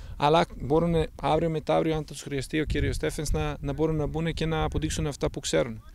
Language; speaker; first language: Greek; non-native, fluent; Serbian